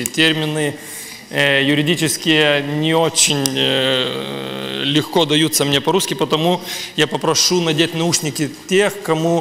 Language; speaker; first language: Russian; non-native, learner; Lithuanian